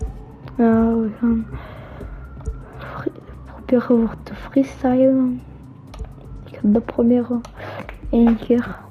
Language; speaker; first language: Dutch; non-native, local second language; French